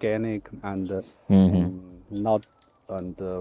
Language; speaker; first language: English; non-native, learner; Chinese